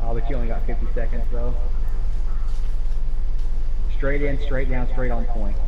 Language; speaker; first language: English; native; English